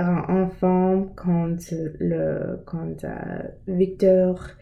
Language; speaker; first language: French; non-native, learner; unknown